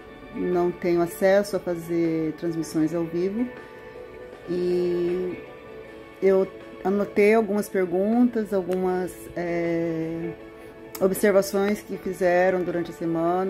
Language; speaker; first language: Portuguese; native; Portuguese